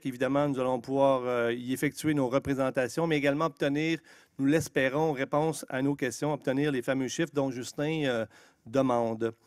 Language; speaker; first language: French; native; French